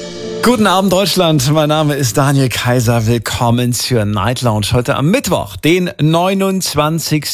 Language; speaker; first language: German; native; German